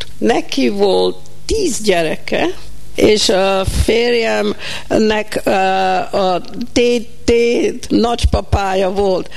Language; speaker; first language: Hungarian; early bilingual, heritage; Hungarian